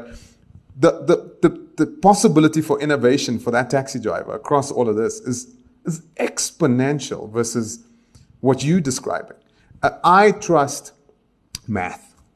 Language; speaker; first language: English; native; English